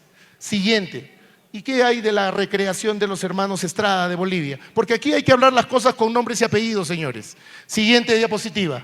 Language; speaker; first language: Spanish; native; Spanish